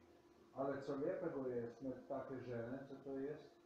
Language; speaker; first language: Polish; non-native, learner; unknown